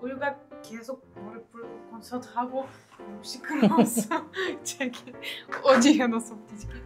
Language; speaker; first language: Korean; non-native, learner; Russian